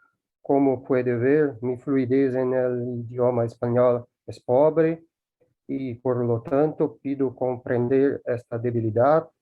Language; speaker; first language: Spanish; non-native, learner; Portuguese